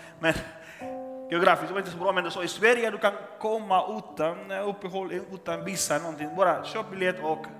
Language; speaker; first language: Swedish; non-native, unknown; Spanish